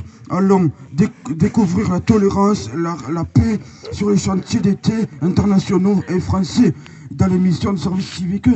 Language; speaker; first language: French; native; French